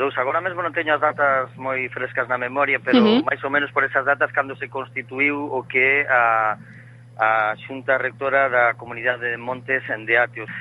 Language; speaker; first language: Galician; native; Galician